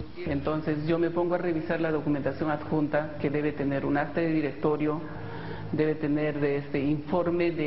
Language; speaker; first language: Spanish; native; Spanish